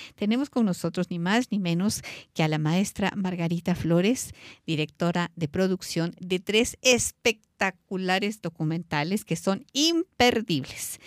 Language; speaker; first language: Spanish; native; Spanish